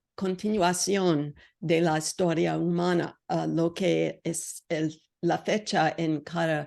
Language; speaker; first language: Spanish; non-native, learner; English